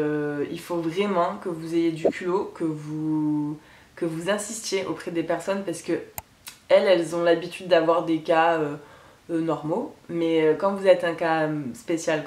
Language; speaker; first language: French; native; French